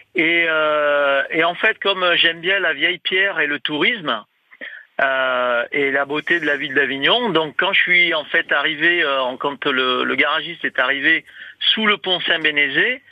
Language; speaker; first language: French; native; French